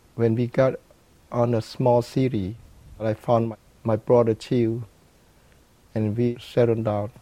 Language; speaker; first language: English; non-native, fluent; Khmer